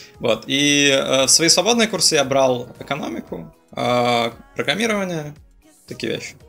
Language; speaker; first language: Russian; native; Russian